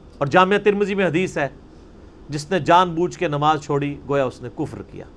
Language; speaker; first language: Urdu; non-native, local second language; Punjabi